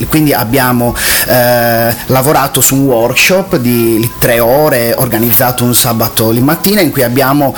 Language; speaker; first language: Italian; native; Italian